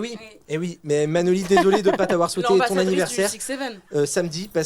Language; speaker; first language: French; native; French